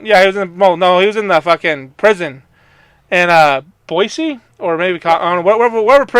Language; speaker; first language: English; native; English